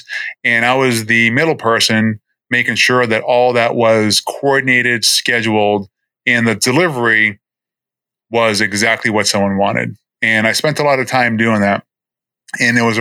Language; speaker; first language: English; native; English